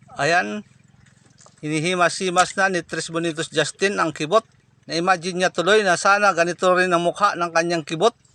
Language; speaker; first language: Filipino; non-native, local second language; Cebuano